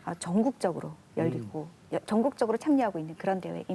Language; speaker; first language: Korean; native; Korean